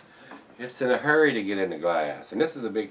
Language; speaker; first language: English; native; English